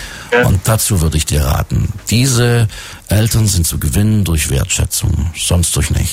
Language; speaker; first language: German; native; German